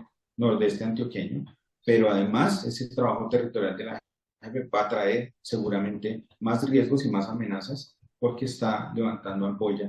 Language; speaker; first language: Spanish; native; Spanish